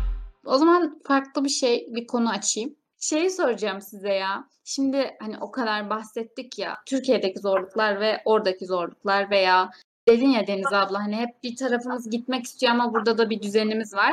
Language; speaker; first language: Turkish; native; Turkish